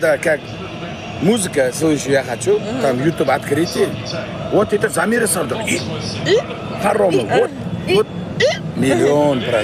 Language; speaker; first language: Russian; non-native, local second language; Uzbek